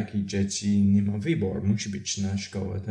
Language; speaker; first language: Polish; non-native, learner; English